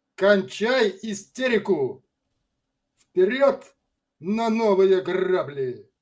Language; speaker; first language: Russian; native; Russian